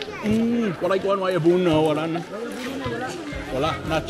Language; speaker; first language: Cebuano; non-native, learner; English